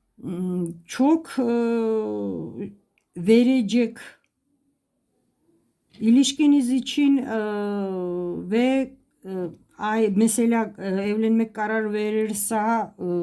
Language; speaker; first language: Turkish; non-native, fluent; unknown